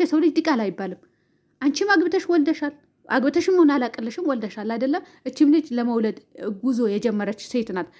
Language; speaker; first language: Amharic; native; Amharic